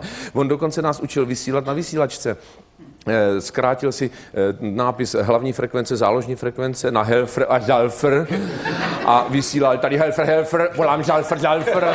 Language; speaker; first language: Czech; native; Czech